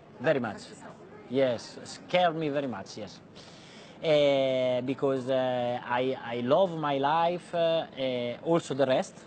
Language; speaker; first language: English; non-native, learner; Italian